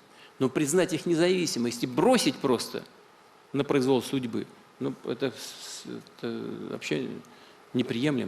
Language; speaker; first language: Russian; native; Russian